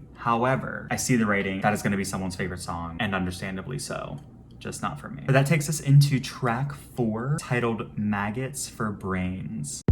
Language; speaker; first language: English; native; English